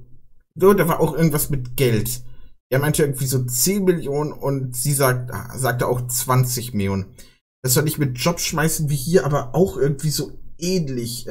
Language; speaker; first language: German; native; German